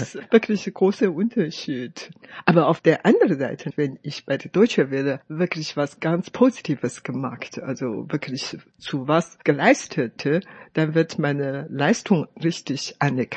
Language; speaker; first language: German; non-native, fluent; Chinese